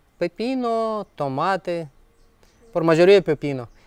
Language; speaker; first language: Spanish; non-native, learner; Russian